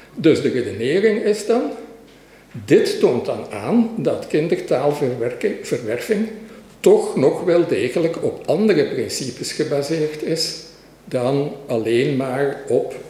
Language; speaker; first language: Dutch; native; Dutch